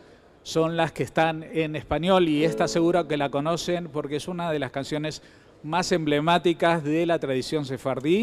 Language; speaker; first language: Spanish; native; Spanish